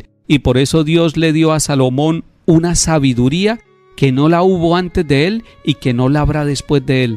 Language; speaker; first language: Spanish; native; Spanish